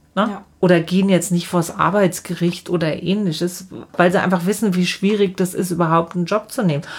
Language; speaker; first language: German; native; German